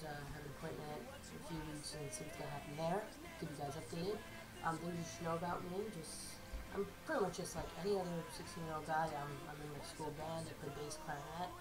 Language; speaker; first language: English; native; English